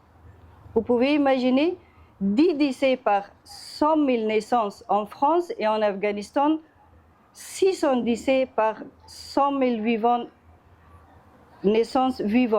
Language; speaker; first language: French; non-native, fluent; Persian